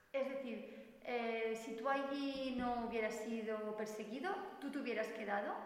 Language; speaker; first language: Spanish; native; Spanish